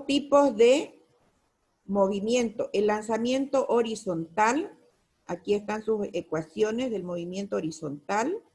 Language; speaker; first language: Spanish; native; Spanish